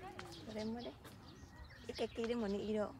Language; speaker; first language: Japanese; non-native, learner; Vietnamese